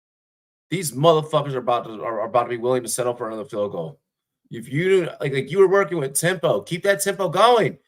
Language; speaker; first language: English; native; English